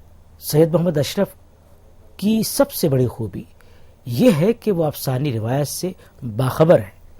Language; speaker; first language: Urdu; native; Urdu